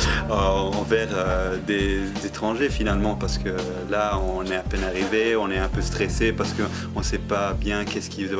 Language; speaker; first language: French; non-native, fluent; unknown